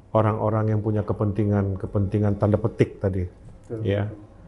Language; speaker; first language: Indonesian; native; Indonesian